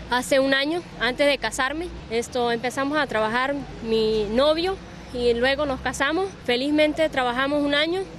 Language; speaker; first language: Spanish; native; Spanish